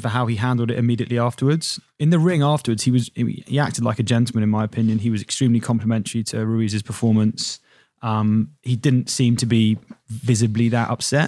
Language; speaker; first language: English; native; English